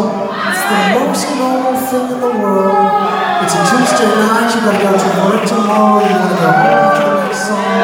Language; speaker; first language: English; non-native, fluent; German